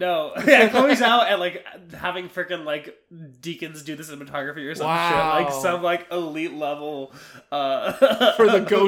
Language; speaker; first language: English; native; English